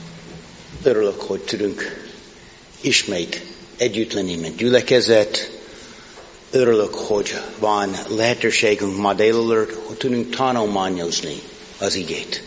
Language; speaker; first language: Hungarian; non-native, fluent; English